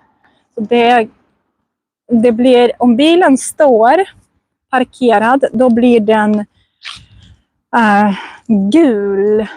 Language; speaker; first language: Swedish; non-native, fluent; Russian